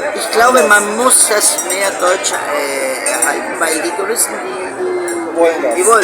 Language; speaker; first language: German; early bilingual, heritage; Spanish